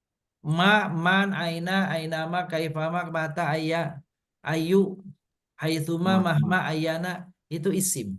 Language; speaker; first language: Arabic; non-native, fluent; Indonesian